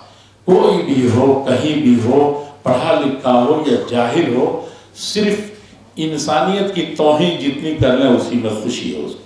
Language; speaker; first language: Urdu; native; Urdu